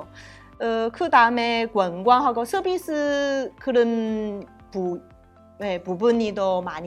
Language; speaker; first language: Korean; non-native, learner; Chinese